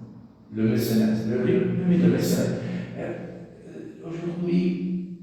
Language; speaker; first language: French; non-native, learner; Portuguese